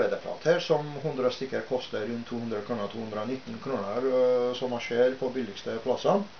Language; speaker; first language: Norwegian; non-native, fluent; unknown